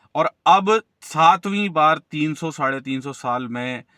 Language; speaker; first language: Hindi; non-native, local second language; Punjabi